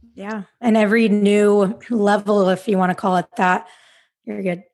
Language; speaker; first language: English; native; English